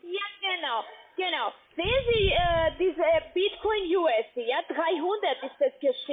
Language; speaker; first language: German; non-native, learner; Russian